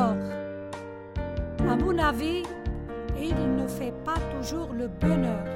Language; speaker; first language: French; non-native, learner; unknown